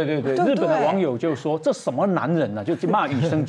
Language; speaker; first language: Chinese; native; Chinese